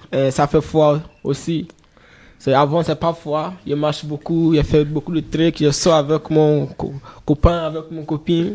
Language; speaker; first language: French; non-native, learner; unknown